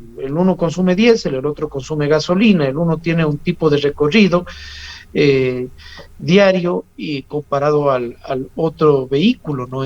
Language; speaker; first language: Spanish; native; Spanish